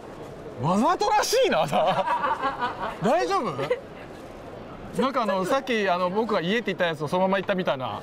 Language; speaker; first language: Japanese; native; Japanese